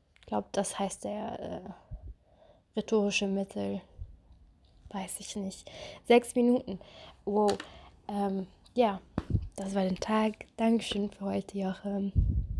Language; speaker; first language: German; non-native, fluent; Arabic